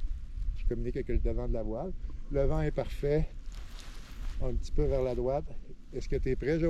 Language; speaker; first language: French; native; French